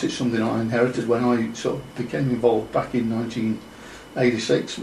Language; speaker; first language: English; native; English